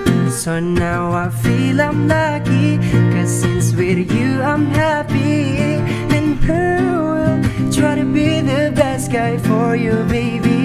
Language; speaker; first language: English; non-native, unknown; Indonesian